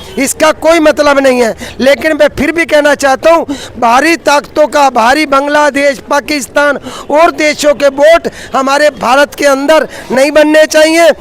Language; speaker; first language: Hindi; native; Hindi